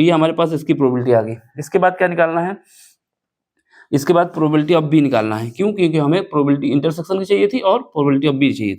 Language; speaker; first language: Hindi; native; Hindi